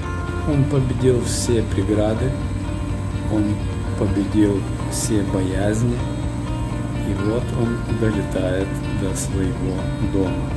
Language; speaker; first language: Russian; native; Russian